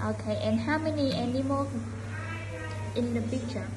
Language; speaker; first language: English; non-native, fluent; Vietnamese